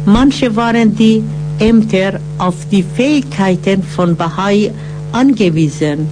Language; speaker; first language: German; non-native, fluent; Persian